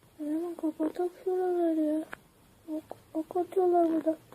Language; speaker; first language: Turkish; native; Turkish